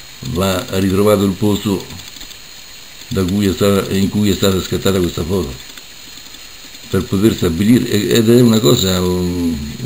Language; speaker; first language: Italian; native; Italian